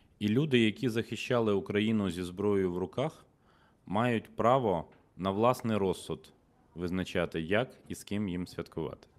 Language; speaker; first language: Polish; non-native, learner; Ukrainian